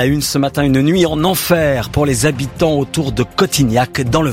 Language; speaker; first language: French; native; French